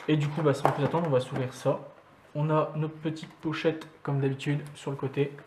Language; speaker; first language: French; native; French